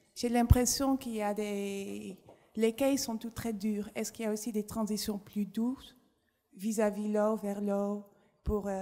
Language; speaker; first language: French; non-native, fluent; Dutch